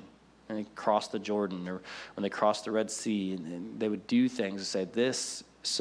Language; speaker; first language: English; native; English